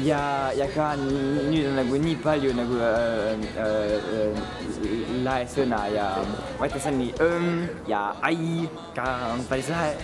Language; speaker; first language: Estonian; non-native, learner; French